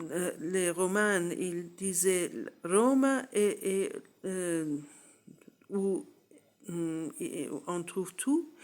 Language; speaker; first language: French; non-native, learner; English